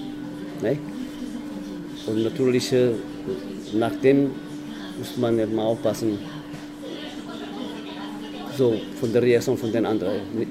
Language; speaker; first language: German; non-native, fluent; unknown